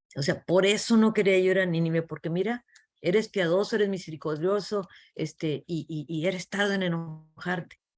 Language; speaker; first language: Spanish; early bilingual, heritage; English